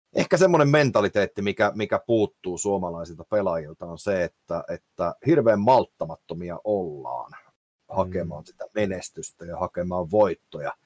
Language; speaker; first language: Finnish; native; Finnish